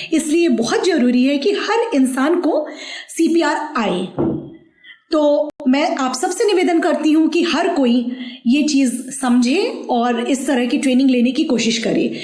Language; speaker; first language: Hindi; native; Hindi